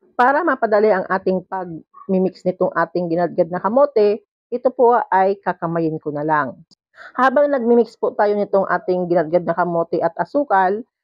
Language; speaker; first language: Filipino; non-native, local second language; Bikol